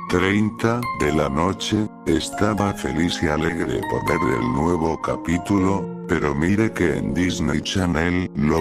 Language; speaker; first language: Spanish; native; Spanish